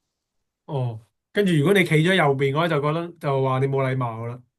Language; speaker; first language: Chinese; native; Chinese